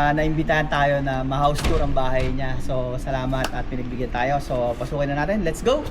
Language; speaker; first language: Filipino; native; Filipino